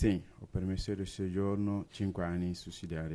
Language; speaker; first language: Italian; non-native, learner; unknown